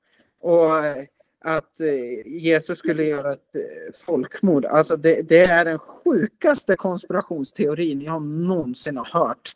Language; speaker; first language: Swedish; native; Swedish